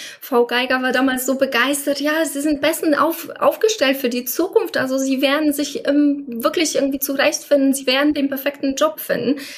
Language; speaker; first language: German; non-native, fluent; Polish